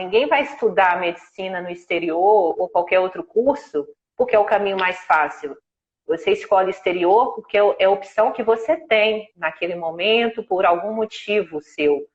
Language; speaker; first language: Portuguese; native; Portuguese